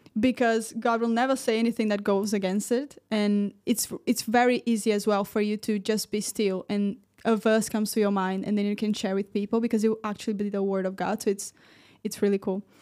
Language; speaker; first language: English; non-native, fluent; Portuguese